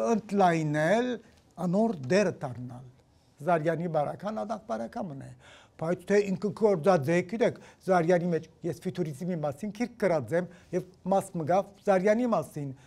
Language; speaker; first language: Armenian; early bilingual, heritage; Armenian